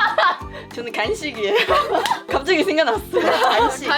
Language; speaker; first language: Korean; non-native, learner; Chinese